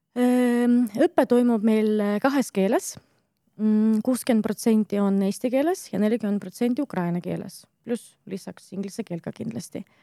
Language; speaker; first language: Estonian; non-native, local second language; Russian